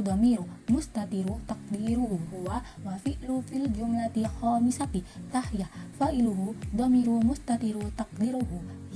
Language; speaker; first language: Arabic; non-native, learner; Indonesian